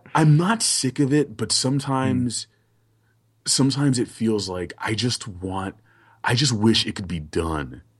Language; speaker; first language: English; early bilingual, other home language; Haitian Creole